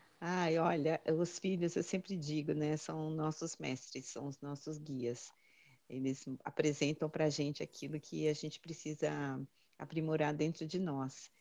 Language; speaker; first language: Portuguese; native; Portuguese